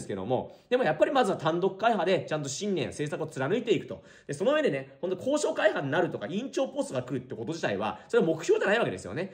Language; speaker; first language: Japanese; native; Japanese